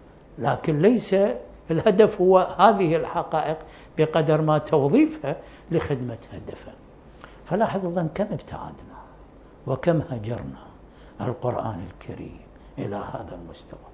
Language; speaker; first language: Arabic; native; Arabic